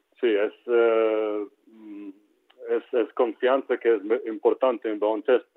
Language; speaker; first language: Spanish; non-native, learner; Ukrainian